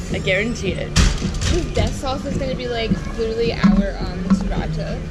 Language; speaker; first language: English; native; English